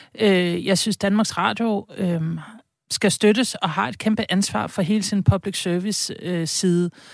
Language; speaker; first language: Danish; native; Danish